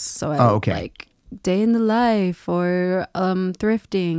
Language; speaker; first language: English; native; English